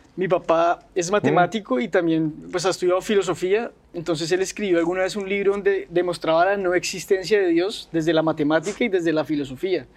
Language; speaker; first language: Spanish; native; Spanish